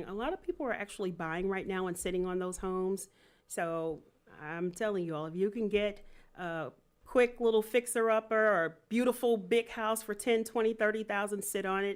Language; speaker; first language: English; native; English